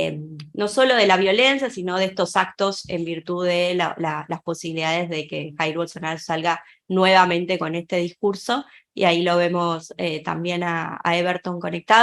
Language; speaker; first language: Spanish; native; Spanish